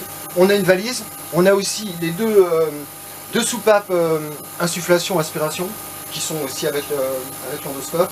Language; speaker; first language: French; native; French